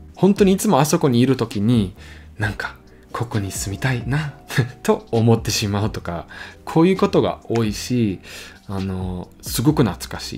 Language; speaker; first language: Japanese; non-native, learner; German